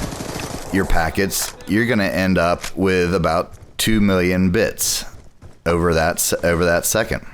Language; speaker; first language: English; native; English